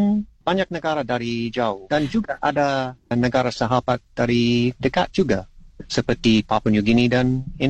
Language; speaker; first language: Indonesian; non-native, learner; English